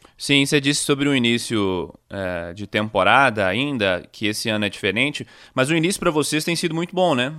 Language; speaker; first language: Portuguese; native; Portuguese